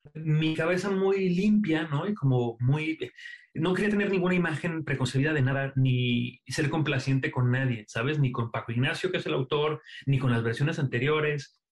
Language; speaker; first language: Spanish; native; Spanish